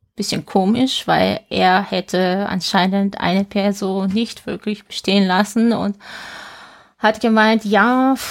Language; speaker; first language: German; non-native, fluent; Japanese